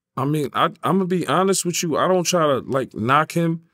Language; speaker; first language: English; native; English